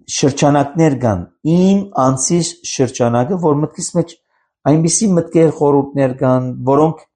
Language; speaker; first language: Armenian; native; Armenian